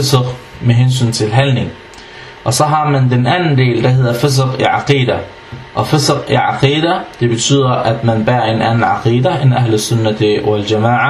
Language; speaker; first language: Danish; non-native, fluent; Arabic